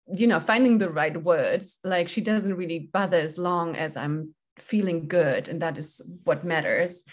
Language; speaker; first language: English; non-native, fluent; German